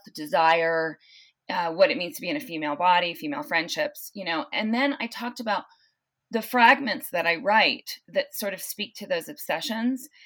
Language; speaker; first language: English; native; English